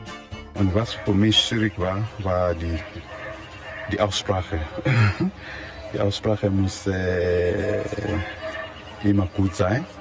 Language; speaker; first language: German; non-native, learner; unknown